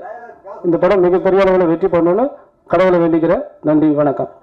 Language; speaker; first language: Tamil; native; Tamil